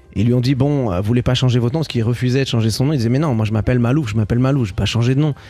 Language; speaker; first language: French; early bilingual, other home language; Arabic